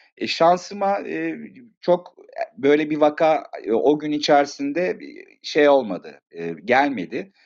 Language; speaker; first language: Turkish; native; Turkish